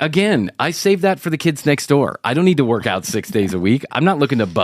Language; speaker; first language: English; native; English